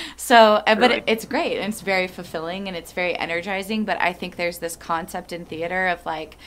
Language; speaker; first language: English; native; English